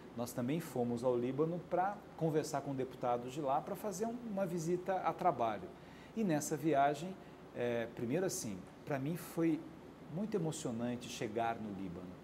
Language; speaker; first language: Portuguese; native; Portuguese